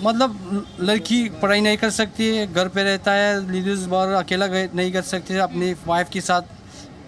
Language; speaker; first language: Hindi; non-native, learner; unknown